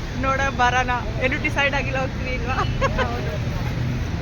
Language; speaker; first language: Kannada; non-native, fluent; Hindi